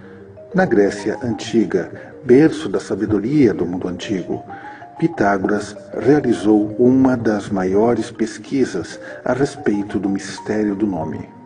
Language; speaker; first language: Portuguese; native; Portuguese